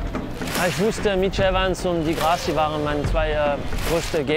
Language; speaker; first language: German; non-native, local second language; French